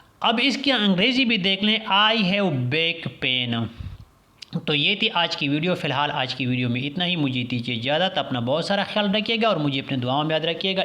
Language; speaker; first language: Urdu; non-native, local second language; Pashto